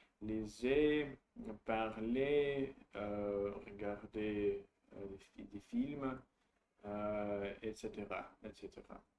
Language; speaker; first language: French; non-native, learner; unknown